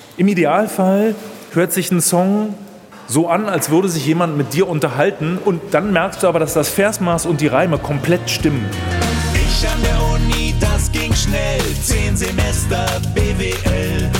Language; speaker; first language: German; native; German